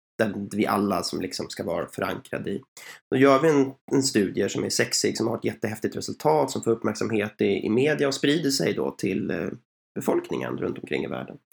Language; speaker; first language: Swedish; native; Swedish